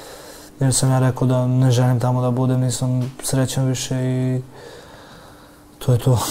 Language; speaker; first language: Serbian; early bilingual, heritage; Serbian